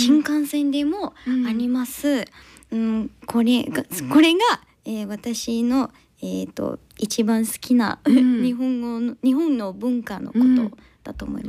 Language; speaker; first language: Japanese; non-native, learner; English